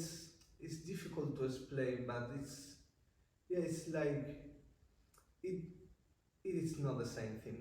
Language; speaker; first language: English; non-native, learner; Spanish